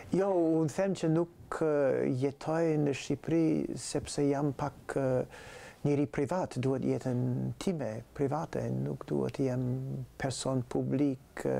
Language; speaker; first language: Albanian; non-native, fluent; English